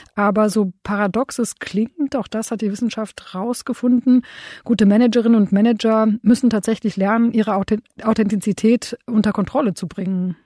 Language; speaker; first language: German; early bilingual, other home language; Romanian